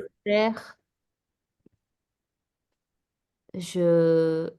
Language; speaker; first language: French; non-native, learner; Spanish